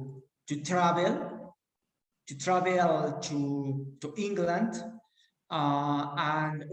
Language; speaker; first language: English; non-native, learner; Spanish